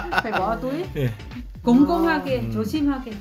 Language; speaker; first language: Korean; non-native, local second language; Vietnamese